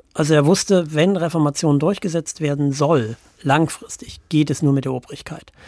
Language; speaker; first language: German; native; German